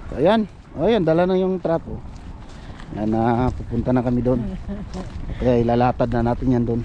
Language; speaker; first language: Filipino; non-native, local second language; Cebuano